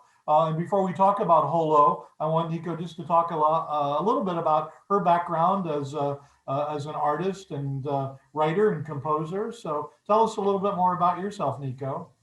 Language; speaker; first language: English; native; English